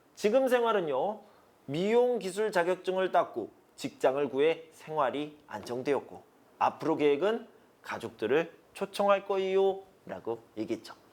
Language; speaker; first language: Korean; native; Korean